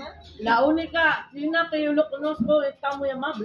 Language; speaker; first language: Spanish; non-native, learner; Filipino